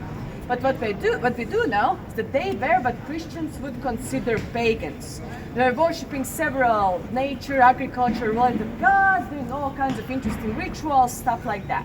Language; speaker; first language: English; non-native, fluent; Latvian